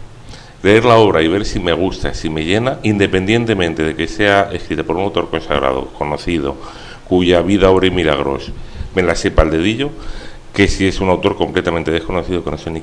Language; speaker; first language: Spanish; native; Spanish